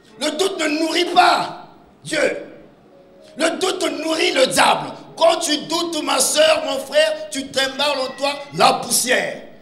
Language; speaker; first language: French; non-native, local second language; Lingala